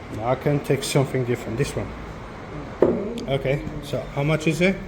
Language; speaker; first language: English; non-native, learner; Polish